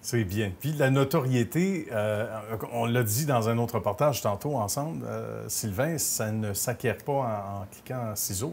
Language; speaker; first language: French; native; French